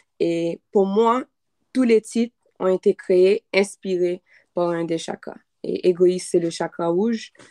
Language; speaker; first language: French; non-native, local second language; Haitian Creole